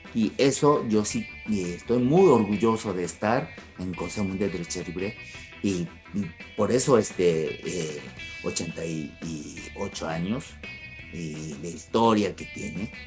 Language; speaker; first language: Spanish; non-native, fluent; Japanese